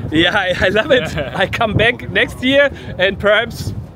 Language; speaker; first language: English; non-native, learner; German